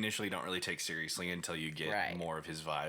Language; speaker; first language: English; native; English